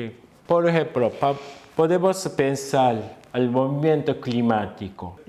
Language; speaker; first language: Spanish; non-native, fluent; Japanese